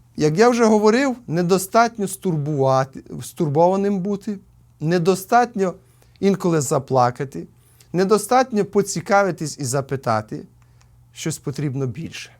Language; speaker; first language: Ukrainian; native; Ukrainian